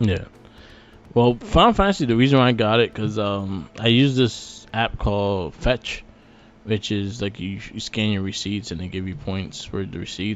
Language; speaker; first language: English; native; English